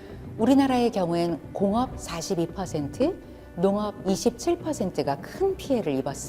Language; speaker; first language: Korean; native; Korean